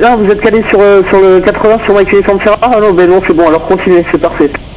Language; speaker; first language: French; native; French